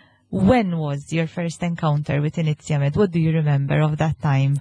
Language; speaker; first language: English; non-native, local second language; Maltese